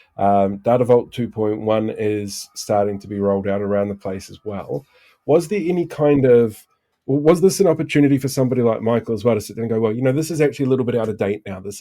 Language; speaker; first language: English; native; English